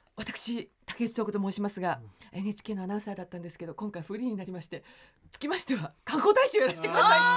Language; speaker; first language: Japanese; native; Japanese